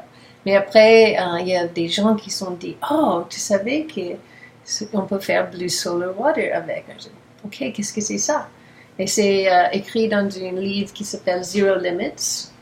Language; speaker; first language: French; non-native, learner; English